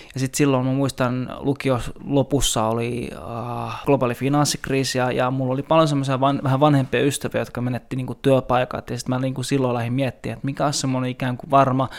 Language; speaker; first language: Finnish; native; Finnish